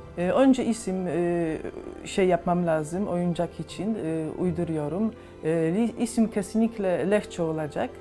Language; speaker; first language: Turkish; non-native, fluent; Polish